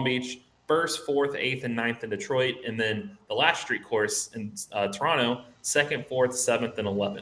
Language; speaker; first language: English; native; English